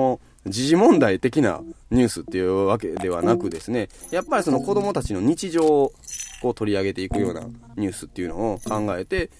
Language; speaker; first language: Japanese; native; Japanese